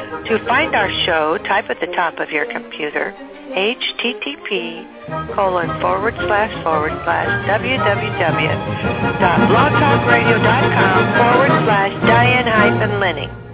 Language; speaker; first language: English; native; English